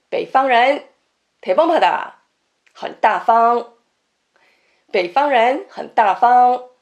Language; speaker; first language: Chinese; non-native, fluent; Korean